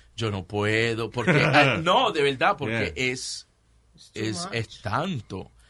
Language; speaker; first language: Spanish; early bilingual, heritage; Spanish